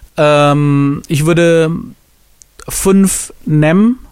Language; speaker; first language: German; non-native, fluent; Indonesian